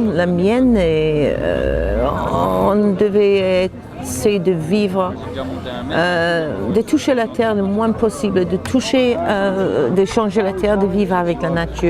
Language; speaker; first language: French; non-native, fluent; English